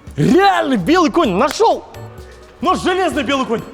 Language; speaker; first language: Russian; non-native, local second language; Kazakh